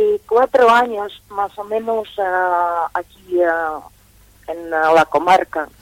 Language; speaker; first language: Spanish; non-native, fluent; Ukrainian